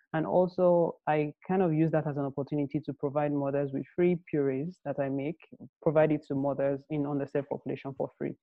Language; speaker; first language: English; non-native, local second language; Yoruba